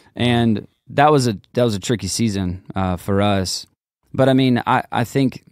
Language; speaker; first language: English; native; English